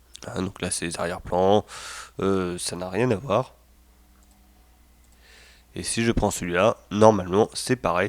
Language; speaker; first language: French; native; French